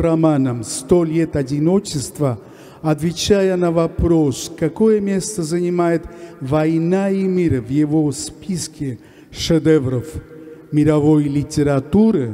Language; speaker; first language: Russian; non-native, fluent; Spanish